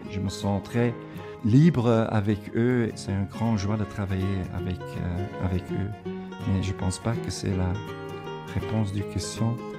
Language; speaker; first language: French; non-native, local second language; Dutch